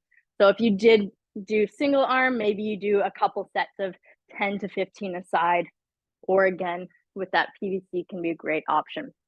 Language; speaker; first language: English; native; English